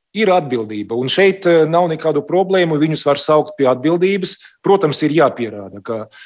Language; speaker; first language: Latvian; non-native, local second language; Russian